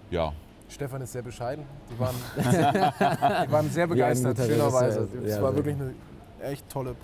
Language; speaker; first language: German; native; German